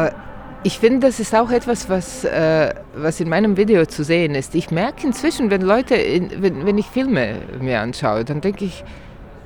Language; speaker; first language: German; non-native, fluent; Croatian